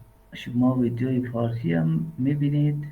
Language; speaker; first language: Persian; non-native, learner; Urdu